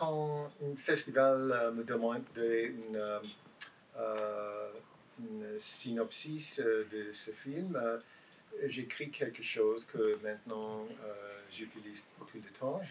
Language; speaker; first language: French; non-native, learner; English